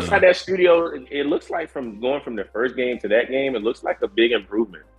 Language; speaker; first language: English; native; English